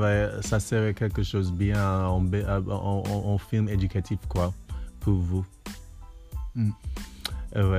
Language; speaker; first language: French; non-native, learner; English